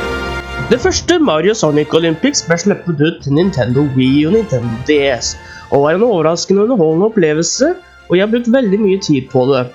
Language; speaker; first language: Norwegian; native; Norwegian